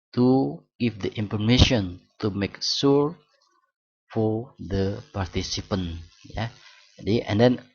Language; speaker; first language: English; non-native, learner; Indonesian